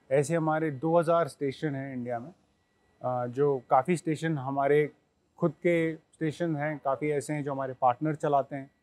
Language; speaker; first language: Hindi; native; Hindi